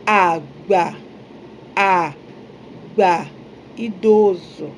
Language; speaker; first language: Portuguese; non-native, fluent; Yoruba